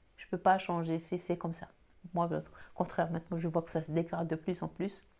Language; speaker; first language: French; non-native, local second language; Arabic